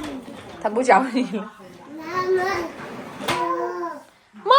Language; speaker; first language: Chinese; non-native, learner; Filipino